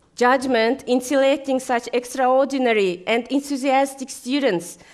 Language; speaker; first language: English; non-native, fluent; Kazakh